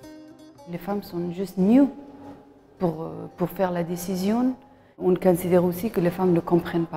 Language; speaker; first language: French; non-native, fluent; Persian